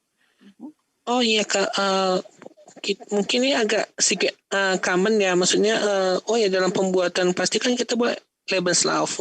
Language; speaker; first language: Indonesian; native; Indonesian